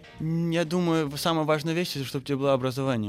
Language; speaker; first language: Russian; early bilingual, heritage; Russian